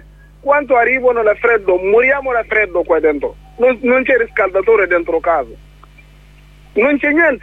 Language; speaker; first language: Italian; non-native, learner; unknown